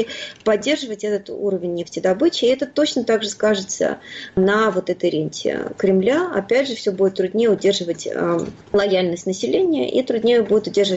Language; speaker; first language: Russian; native; Russian